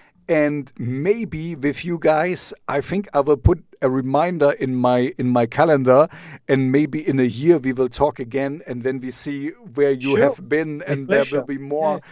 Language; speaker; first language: English; non-native, fluent; German